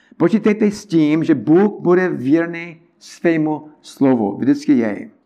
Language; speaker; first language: Czech; non-native, learner; English